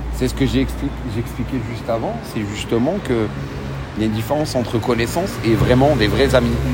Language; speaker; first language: French; native; French